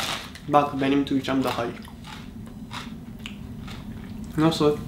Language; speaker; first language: Turkish; non-native, learner; Japanese